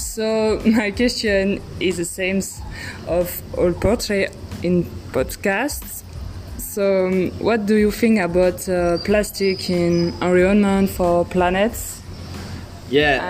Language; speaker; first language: English; non-native, learner; French